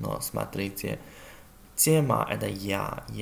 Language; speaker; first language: Russian; non-native, learner; Chinese